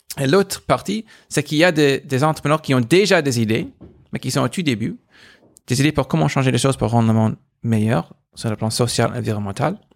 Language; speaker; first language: French; non-native, fluent; English